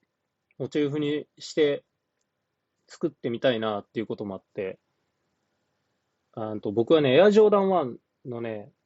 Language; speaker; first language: Japanese; native; Japanese